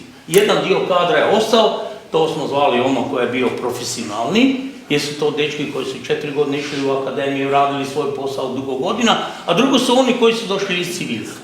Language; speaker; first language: Croatian; native; Croatian